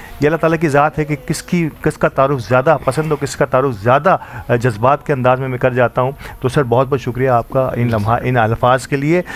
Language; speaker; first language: Urdu; native; Urdu